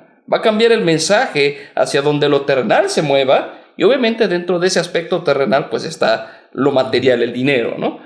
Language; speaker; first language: Spanish; native; Spanish